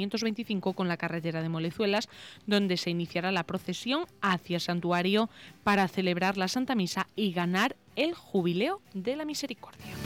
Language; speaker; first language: Spanish; native; Spanish